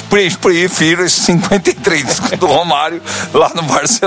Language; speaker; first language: Portuguese; native; Portuguese